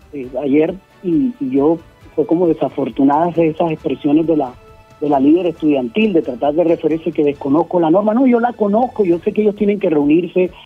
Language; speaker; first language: Spanish; native; Spanish